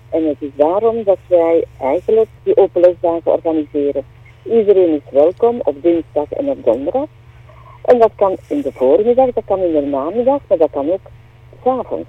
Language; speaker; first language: Dutch; native; Dutch